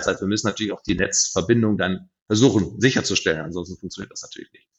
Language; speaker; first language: German; native; German